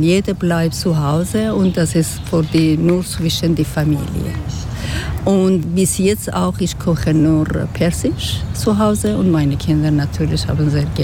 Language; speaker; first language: German; non-native, learner; Persian